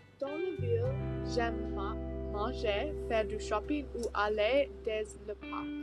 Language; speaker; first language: French; non-native, learner; English